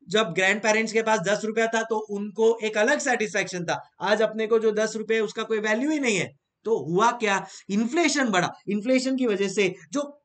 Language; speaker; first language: Hindi; native; Hindi